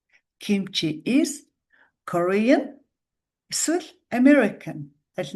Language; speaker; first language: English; non-native, fluent; Mongolian